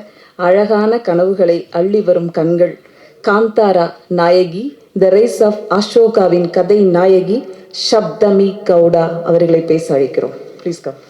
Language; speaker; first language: Tamil; native; Tamil